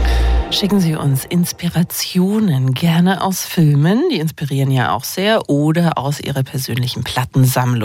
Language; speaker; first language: German; native; German